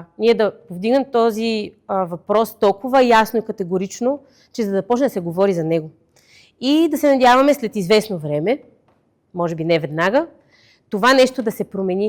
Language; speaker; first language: Bulgarian; native; Bulgarian